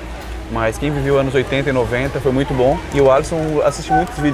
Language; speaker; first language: Portuguese; native; Portuguese